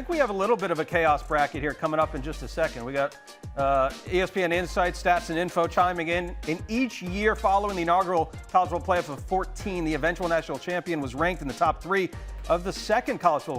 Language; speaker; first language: English; native; English